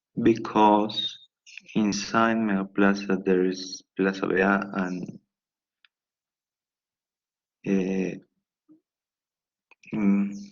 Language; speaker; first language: English; non-native, learner; Spanish